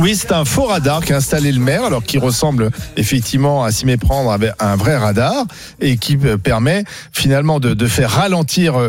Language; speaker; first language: French; native; French